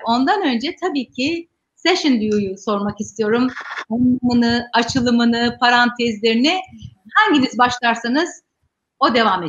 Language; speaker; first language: Turkish; native; Turkish